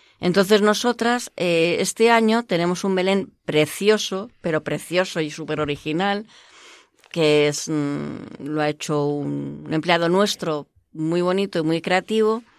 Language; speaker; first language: Spanish; native; Spanish